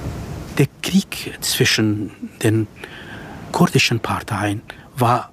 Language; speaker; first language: German; non-native, fluent; Central Kurdish